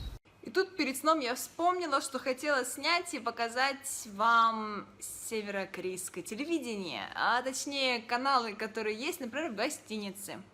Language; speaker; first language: Russian; native; Russian